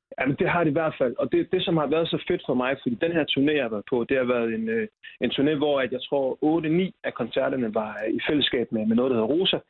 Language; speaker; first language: Danish; early bilingual, other home language; Swahili